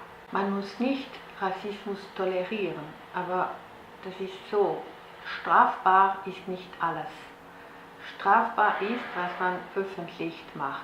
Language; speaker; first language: German; non-native, local second language; French